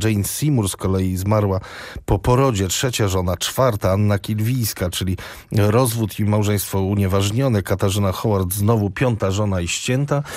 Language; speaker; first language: Polish; native; Polish